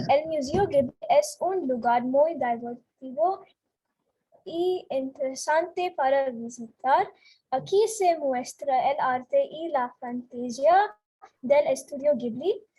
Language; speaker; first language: Spanish; non-native, learner; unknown